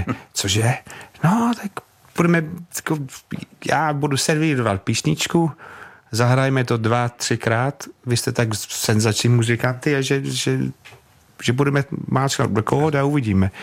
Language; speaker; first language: Czech; non-native, fluent; English